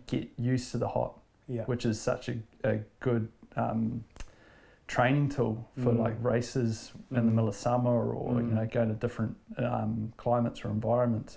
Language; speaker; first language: English; native; English